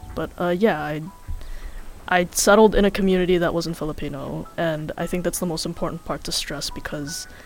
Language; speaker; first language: English; early bilingual, other home language; Filipino